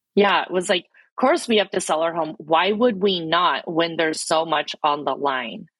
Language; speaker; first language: English; early bilingual, other home language; Filipino